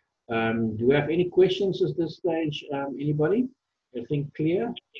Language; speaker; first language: English; non-native, local second language; Afrikaans